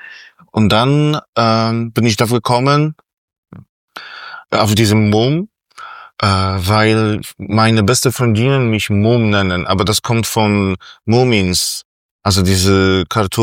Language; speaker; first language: German; non-native, fluent; Polish